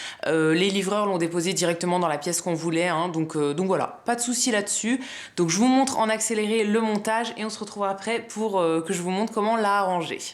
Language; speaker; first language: French; native; French